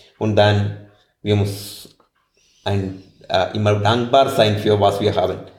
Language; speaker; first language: German; non-native, learner; Malayalam